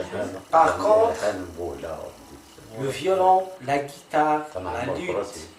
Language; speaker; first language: French; non-native, local second language; Arabic